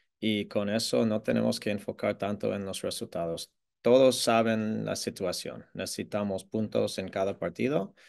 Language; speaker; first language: Spanish; non-native, fluent; English